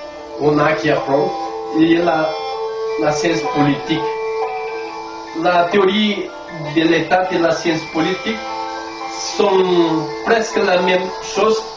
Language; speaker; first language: French; non-native, learner; Spanish